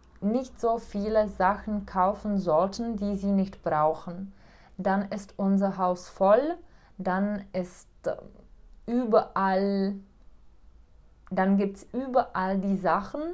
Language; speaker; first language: German; non-native, fluent; Czech